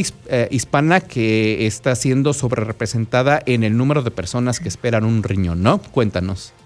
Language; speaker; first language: Spanish; native; Spanish